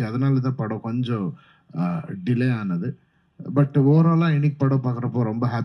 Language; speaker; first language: Tamil; non-native, fluent; Kannada